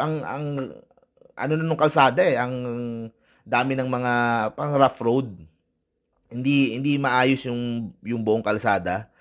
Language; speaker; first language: Filipino; native; Filipino